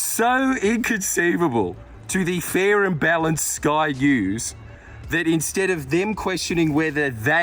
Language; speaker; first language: English; native; English